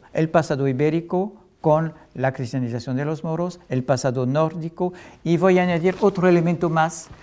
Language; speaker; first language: Spanish; non-native, fluent; French